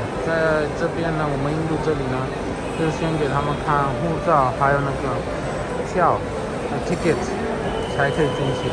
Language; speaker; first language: Chinese; non-native, fluent; Hindi